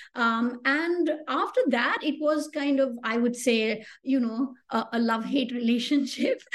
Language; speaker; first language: English; non-native, local second language; Hindi